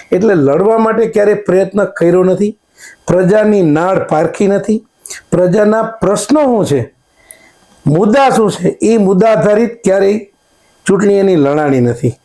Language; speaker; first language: Gujarati; native; Gujarati